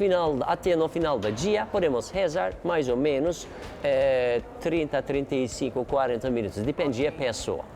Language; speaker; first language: Portuguese; non-native, learner; Turkish